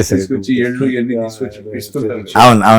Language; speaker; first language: Telugu; native; Telugu